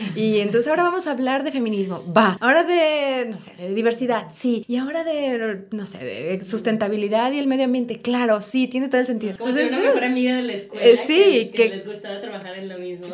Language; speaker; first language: Spanish; native; Spanish